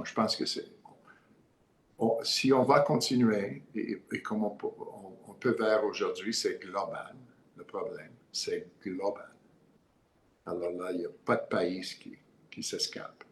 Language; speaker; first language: French; non-native, learner; English